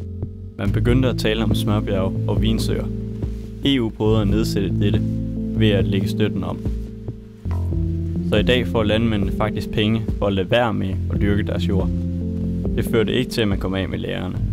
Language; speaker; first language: Danish; native; Danish